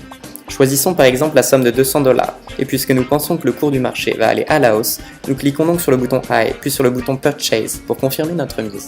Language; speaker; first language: French; native; French